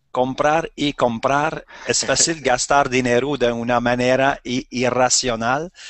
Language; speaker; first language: Spanish; non-native, learner; French